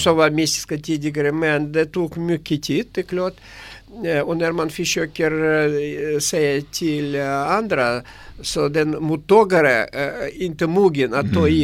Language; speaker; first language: Swedish; non-native, fluent; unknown